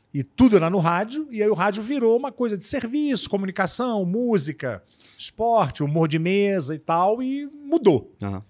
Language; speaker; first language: Portuguese; native; Portuguese